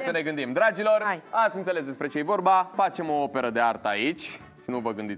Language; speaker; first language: Romanian; native; Romanian